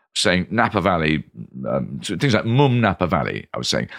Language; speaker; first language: English; native; English